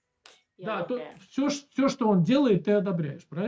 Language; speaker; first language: Russian; native; Russian